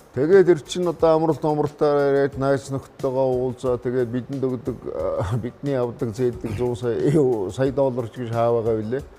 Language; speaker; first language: Mongolian; native; Mongolian